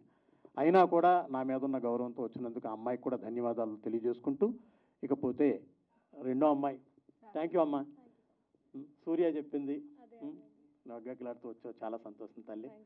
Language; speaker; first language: Telugu; native; Telugu